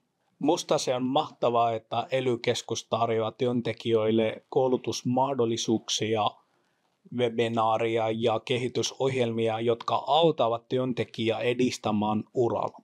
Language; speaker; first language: Finnish; non-native, fluent; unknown